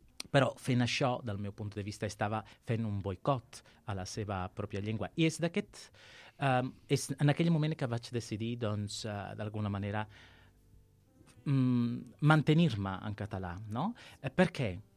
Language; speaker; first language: Catalan; non-native, fluent; Sicilian